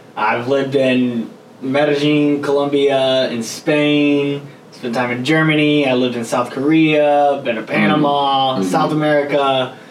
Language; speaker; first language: English; native; English